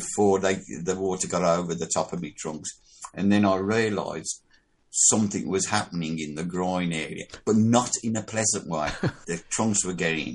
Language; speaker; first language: English; native; English